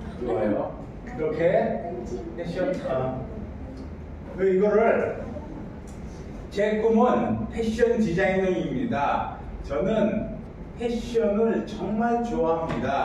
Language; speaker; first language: Korean; non-native, fluent; Indonesian